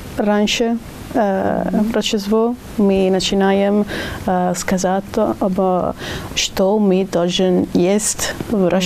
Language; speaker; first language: Russian; non-native, learner; Italian